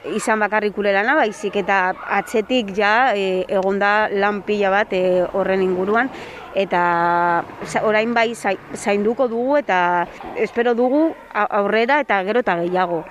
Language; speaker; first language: Basque; non-native, local second language; Spanish